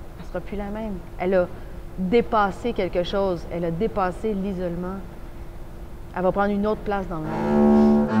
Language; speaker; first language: French; native; French